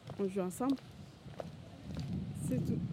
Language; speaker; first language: French; non-native, learner; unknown